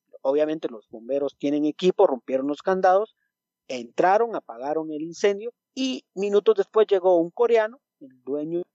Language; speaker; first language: Spanish; native; Spanish